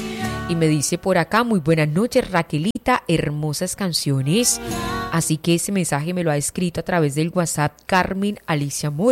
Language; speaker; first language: Spanish; native; Spanish